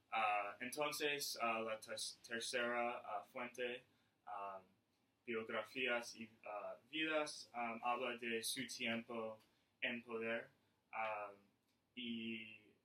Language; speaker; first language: Spanish; non-native, learner; English